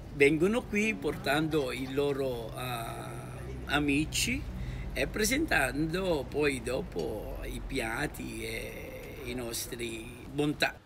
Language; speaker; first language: Italian; non-native, fluent; Filipino